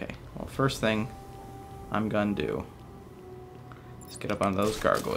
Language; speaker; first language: English; native; English